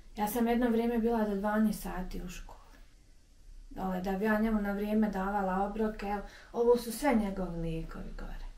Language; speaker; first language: Bosnian; native; Bosnian